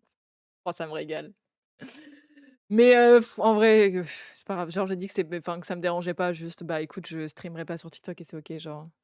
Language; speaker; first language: French; native; French